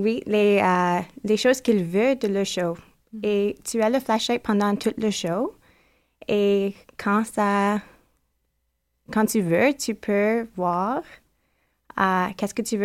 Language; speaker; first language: French; non-native, learner; English